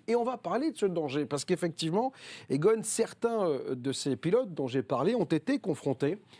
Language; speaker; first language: French; native; French